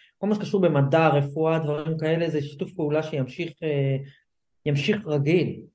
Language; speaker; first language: Hebrew; native; Hebrew